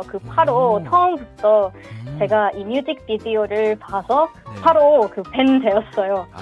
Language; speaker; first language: Korean; non-native, learner; Swedish